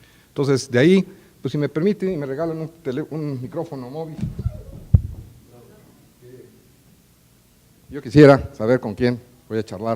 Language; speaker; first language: Spanish; native; Spanish